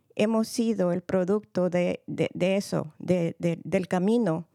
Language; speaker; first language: Spanish; early bilingual, heritage; Spanish